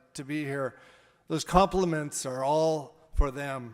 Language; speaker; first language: English; native; English